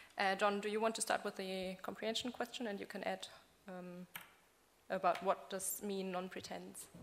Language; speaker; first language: English; non-native, fluent; German